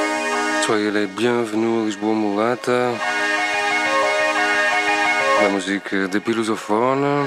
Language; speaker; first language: French; non-native, fluent; Portuguese